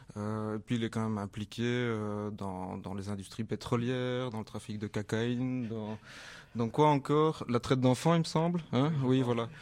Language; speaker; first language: French; native; French